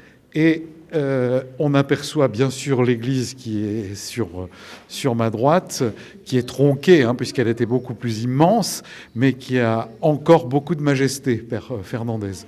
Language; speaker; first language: French; native; French